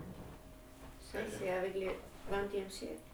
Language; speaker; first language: French; non-native, fluent; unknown